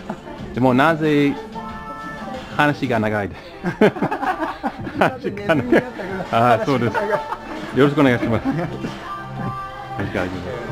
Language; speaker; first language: Japanese; non-native, learner; English